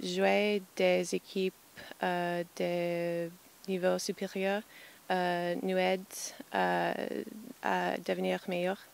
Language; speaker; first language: French; non-native, fluent; English